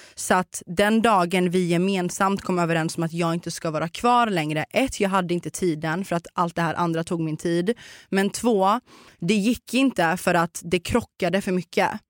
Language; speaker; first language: Swedish; early bilingual, other home language; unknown